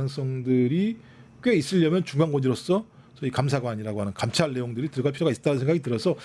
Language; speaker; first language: Korean; native; Korean